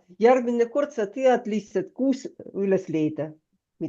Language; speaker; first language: Estonian; non-native, fluent; Russian